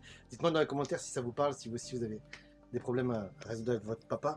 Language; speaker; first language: French; native; French